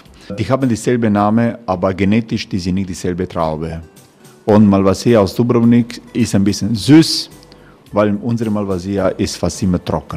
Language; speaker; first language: German; non-native, learner; Croatian